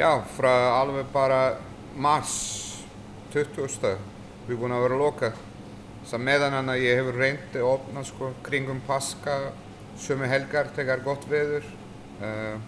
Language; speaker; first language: Icelandic; non-native, fluent; Turkish